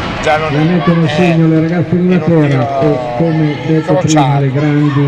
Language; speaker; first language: Italian; native; Italian